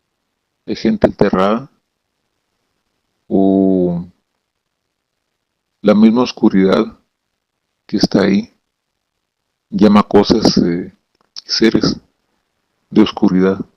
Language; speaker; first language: Spanish; native; Spanish